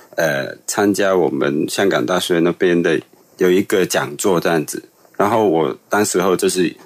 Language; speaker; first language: Chinese; non-native, local second language; Cantonese